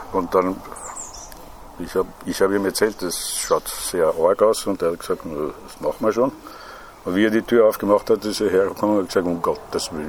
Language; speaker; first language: German; non-native, fluent; Persian